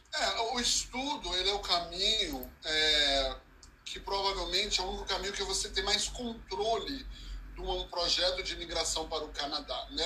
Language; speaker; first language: Portuguese; early bilingual, heritage; Portuguese